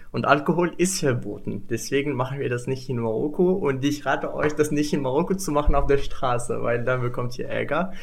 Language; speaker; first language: German; non-native, fluent; Arabic